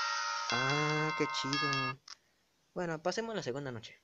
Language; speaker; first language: Spanish; native; Spanish